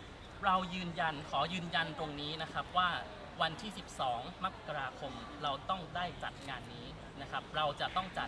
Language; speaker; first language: Thai; native; Thai